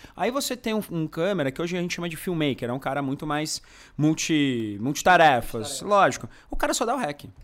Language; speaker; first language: Portuguese; native; Portuguese